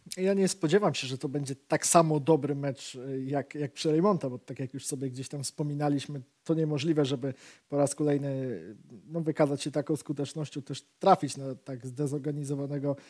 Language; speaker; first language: Polish; native; Polish